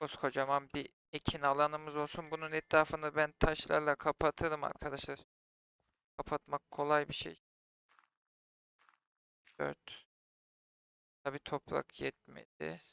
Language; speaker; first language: Turkish; native; Turkish